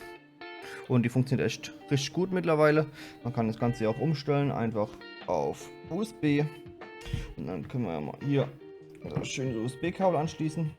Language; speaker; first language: German; native; German